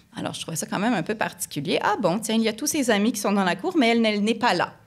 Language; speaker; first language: French; native; French